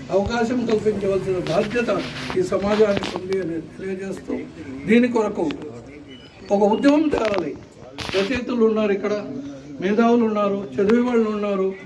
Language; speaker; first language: Telugu; native; Telugu